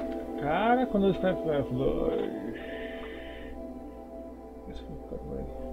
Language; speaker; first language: Portuguese; native; Portuguese